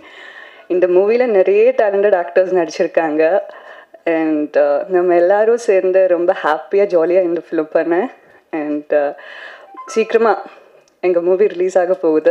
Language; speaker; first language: Tamil; non-native, learner; Malayalam